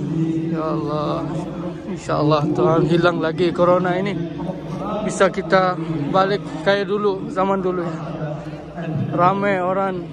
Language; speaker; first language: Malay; early bilingual, heritage; Malay